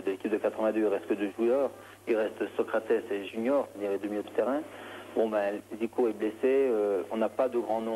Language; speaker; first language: French; native; French